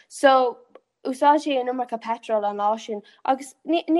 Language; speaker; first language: Irish; non-native, local second language; English